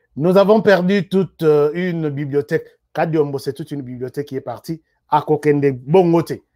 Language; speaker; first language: French; non-native, local second language; Lingala